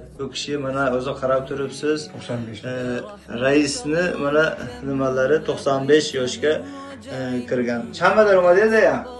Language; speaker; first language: Uzbek; non-native, local second language; Tajik